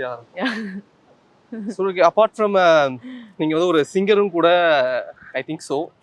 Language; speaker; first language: Tamil; native; Tamil